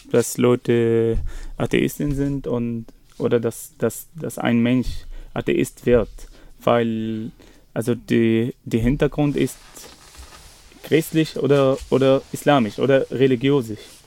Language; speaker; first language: German; non-native, fluent; Arabic